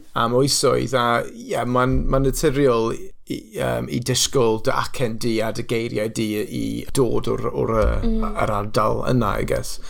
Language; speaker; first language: Welsh; non-native, local second language; English